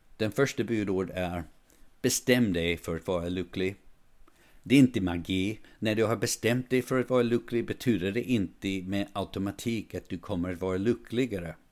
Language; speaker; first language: Swedish; non-native, fluent; English